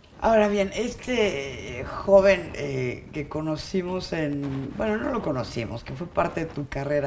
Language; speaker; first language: Spanish; native; Spanish